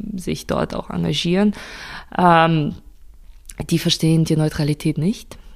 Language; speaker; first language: German; non-native, fluent; Ukrainian